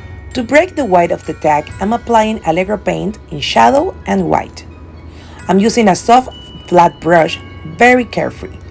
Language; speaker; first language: English; non-native, fluent; Spanish